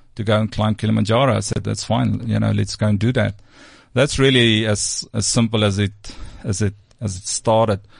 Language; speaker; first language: English; non-native, local second language; Afrikaans